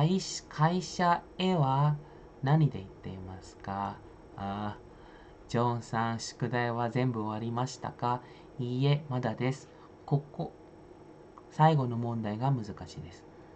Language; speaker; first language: Japanese; non-native, fluent; Indonesian